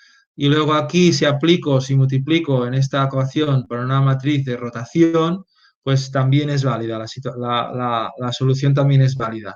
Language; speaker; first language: Spanish; native; Spanish